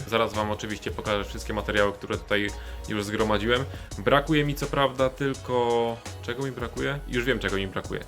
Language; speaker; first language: Polish; native; Polish